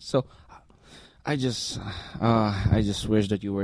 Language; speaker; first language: English; non-native, local second language; Filipino